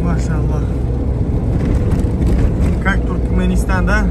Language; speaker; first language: Russian; non-native, fluent; Tajik